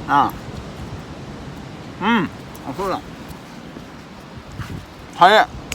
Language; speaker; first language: Japanese; native; Japanese